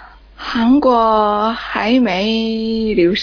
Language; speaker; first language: Chinese; non-native, learner; Korean